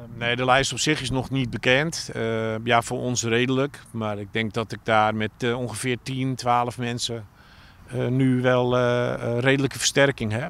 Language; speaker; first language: Dutch; native; Dutch